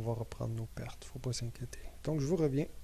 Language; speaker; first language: French; native; French